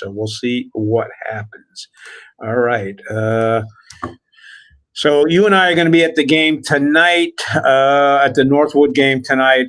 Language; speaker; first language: English; native; English